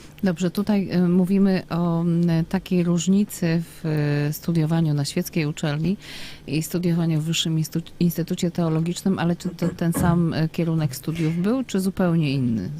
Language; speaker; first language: Polish; native; Polish